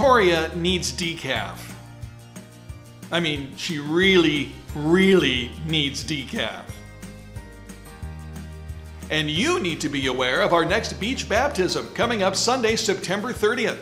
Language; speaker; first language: English; native; English